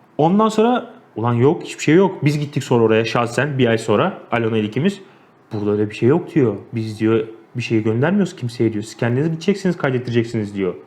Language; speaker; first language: Turkish; native; Turkish